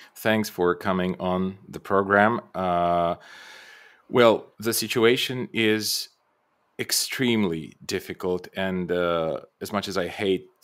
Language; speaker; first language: English; non-native, fluent; Bulgarian